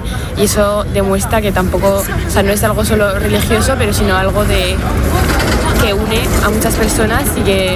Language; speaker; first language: Spanish; non-native, fluent; French